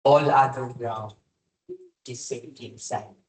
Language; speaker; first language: English; non-native, local second language; Filipino